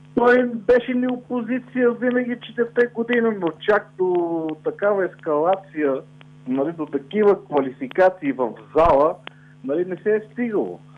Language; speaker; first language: Bulgarian; native; Bulgarian